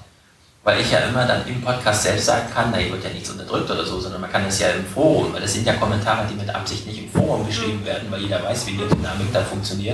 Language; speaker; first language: German; native; German